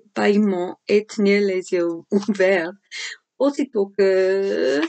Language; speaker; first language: French; non-native, fluent; English